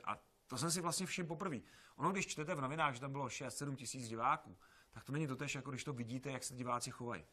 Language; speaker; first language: Czech; native; Czech